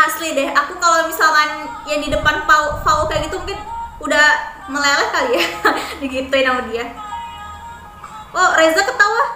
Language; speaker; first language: Indonesian; native; Indonesian